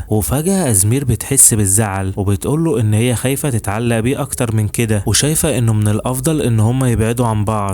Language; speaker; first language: Arabic; native; Arabic